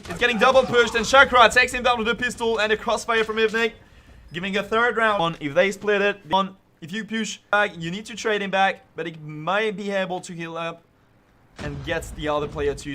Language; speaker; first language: English; non-native, fluent; French